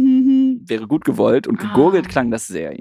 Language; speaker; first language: German; native; German